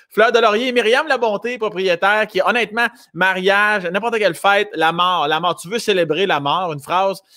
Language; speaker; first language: French; native; French